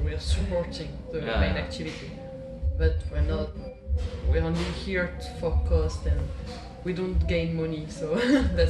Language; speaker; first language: English; non-native, fluent; French